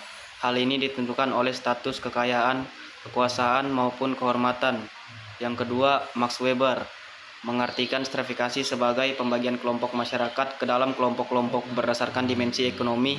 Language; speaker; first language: Indonesian; native; Indonesian